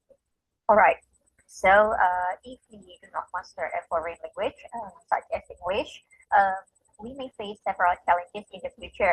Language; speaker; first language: English; non-native, fluent; Indonesian